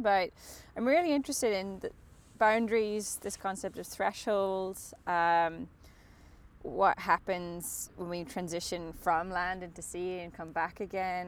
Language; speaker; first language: English; native; English